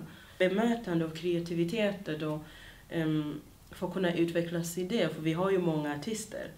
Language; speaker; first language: Swedish; early bilingual, other home language; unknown